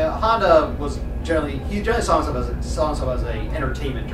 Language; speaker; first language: English; native; English